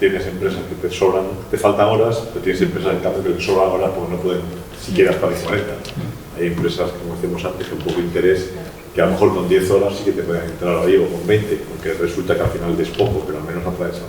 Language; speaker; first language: Spanish; native; Spanish